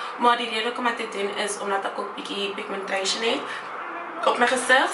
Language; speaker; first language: Afrikaans; native; Afrikaans